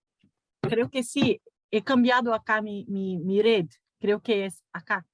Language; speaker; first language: Spanish; non-native, learner; Portuguese